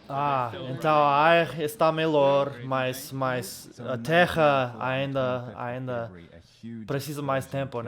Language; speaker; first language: Portuguese; non-native, fluent; English